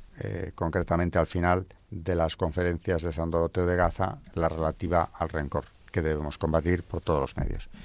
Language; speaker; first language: Spanish; native; Spanish